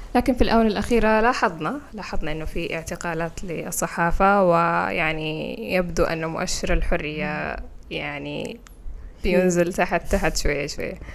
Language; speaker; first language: Arabic; non-native, local second language; Fula